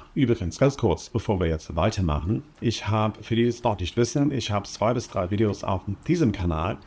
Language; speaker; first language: German; non-native, fluent; English